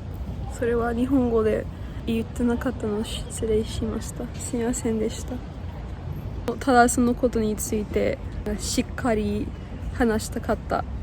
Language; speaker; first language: Japanese; non-native, learner; English